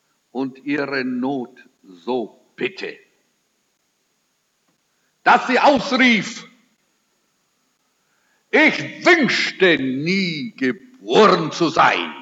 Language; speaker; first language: German; early bilingual, heritage; German